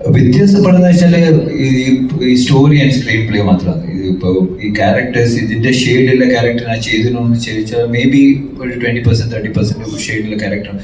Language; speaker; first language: Malayalam; native; Malayalam